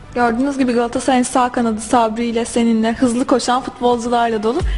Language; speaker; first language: Turkish; native; Turkish